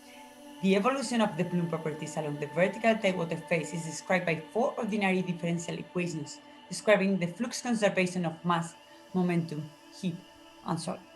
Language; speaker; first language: English; non-native, fluent; Spanish